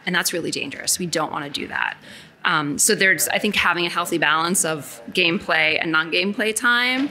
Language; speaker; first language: English; native; English